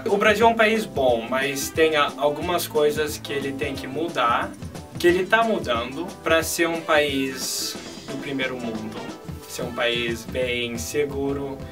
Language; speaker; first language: Portuguese; early bilingual, heritage; Portuguese